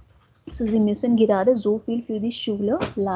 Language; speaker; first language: German; non-native, fluent; Hindi